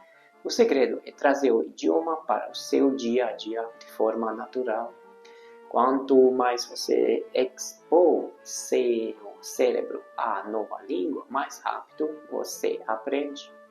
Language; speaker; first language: Portuguese; non-native, fluent; Hungarian